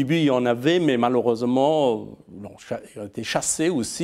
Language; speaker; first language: French; non-native, fluent; Persian